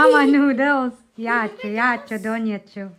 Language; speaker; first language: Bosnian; non-native, learner; Filipino